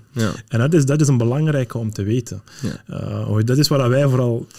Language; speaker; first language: Dutch; early bilingual, other home language; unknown